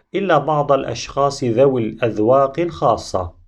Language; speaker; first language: Arabic; non-native, fluent; Turkish